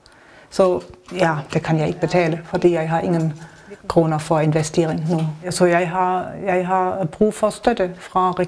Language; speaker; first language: Danish; non-native, learner; German